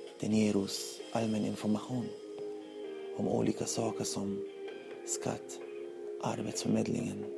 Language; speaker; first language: Swedish; non-native, learner; Arabic